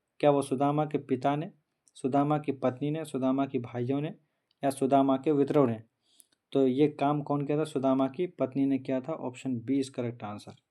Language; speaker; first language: Hindi; native; Hindi